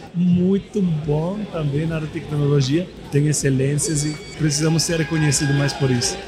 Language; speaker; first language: Portuguese; non-native, fluent; Italian